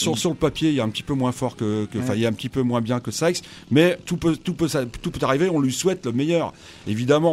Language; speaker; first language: French; native; French